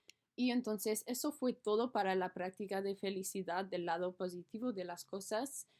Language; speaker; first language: Spanish; non-native, learner; English